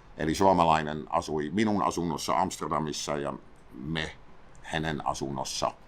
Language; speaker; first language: Finnish; non-native, fluent; Dutch